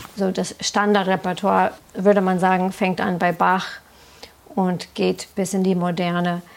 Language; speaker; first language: German; non-native, fluent; English